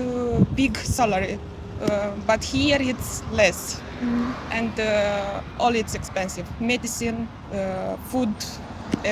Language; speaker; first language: English; non-native, learner; Romanian